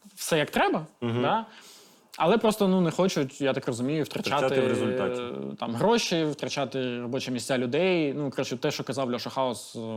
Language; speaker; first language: Ukrainian; non-native, local second language; Russian